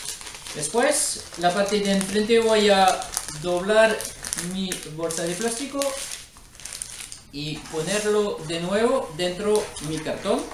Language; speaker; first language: Spanish; non-native, learner; French